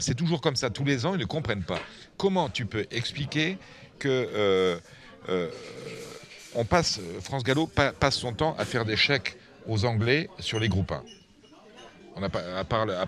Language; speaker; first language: French; native; French